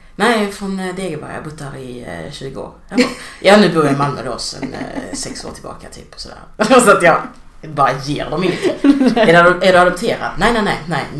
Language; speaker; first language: Swedish; early bilingual, other home language; Portuguese